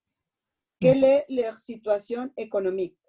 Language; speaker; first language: French; non-native, learner; Spanish